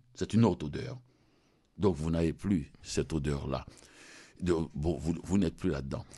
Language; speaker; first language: French; non-native, local second language; Haitian Creole